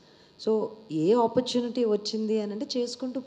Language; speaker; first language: Telugu; native; Telugu